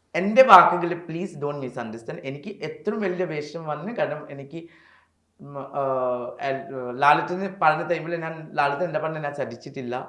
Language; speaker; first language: Malayalam; non-native, learner; Assamese